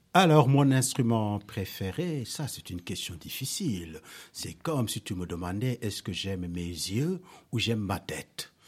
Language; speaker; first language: French; non-native, local second language; Wolof